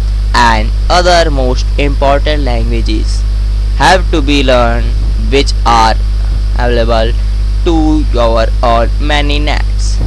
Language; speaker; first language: English; non-native, learner; Hindi